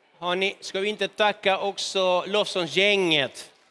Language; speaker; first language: Swedish; non-native, fluent; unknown